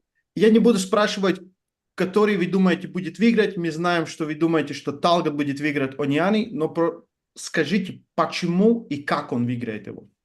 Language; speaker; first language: Russian; non-native, fluent; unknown